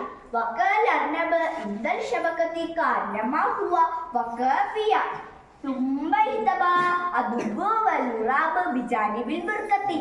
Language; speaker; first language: Arabic; non-native, learner; Malayalam